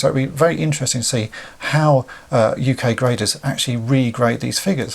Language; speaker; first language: English; native; English